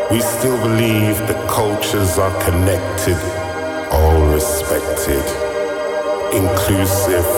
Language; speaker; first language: English; native; English